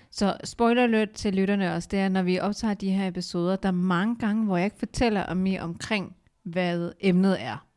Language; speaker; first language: Danish; early bilingual, other home language; Urdu